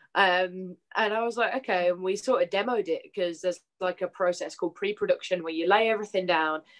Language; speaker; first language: English; native; English